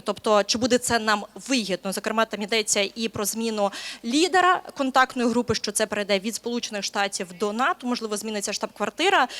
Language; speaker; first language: Ukrainian; native; Ukrainian